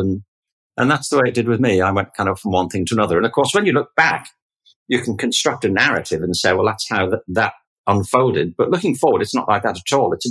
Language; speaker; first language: English; native; English